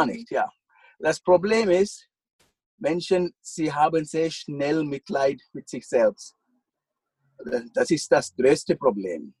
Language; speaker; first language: German; non-native, fluent; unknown